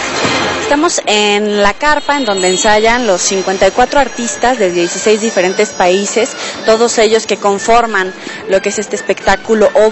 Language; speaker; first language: Spanish; native; Spanish